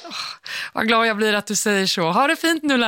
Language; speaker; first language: Swedish; native; Swedish